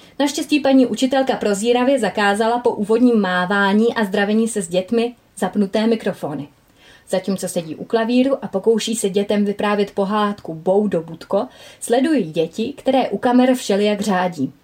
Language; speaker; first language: Czech; native; Czech